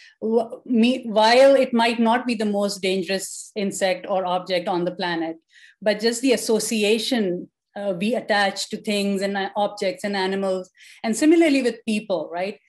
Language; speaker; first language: English; non-native, local second language; Urdu